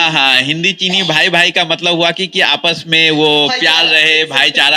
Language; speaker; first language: Hindi; native; Hindi